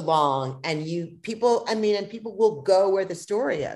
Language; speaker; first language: English; native; English